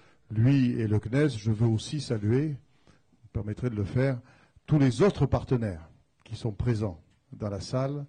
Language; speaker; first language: French; native; French